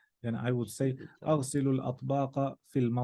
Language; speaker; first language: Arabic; non-native, fluent; English